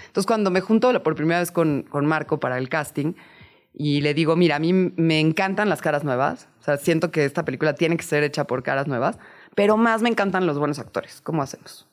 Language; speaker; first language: Spanish; native; Spanish